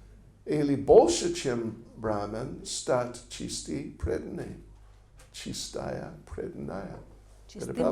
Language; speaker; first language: Russian; non-native, learner; English